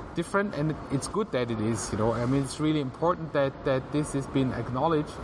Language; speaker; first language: English; non-native, fluent; German